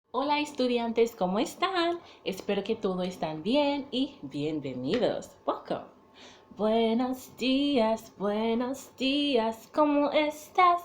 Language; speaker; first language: Spanish; non-native, fluent; English